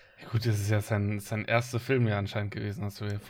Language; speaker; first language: German; native; German